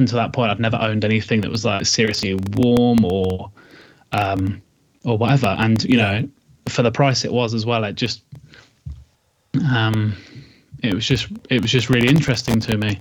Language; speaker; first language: English; native; English